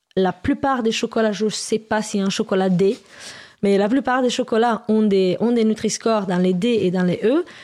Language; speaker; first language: French; non-native, fluent; Romanian